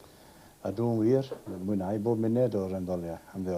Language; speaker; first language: Welsh; native; Welsh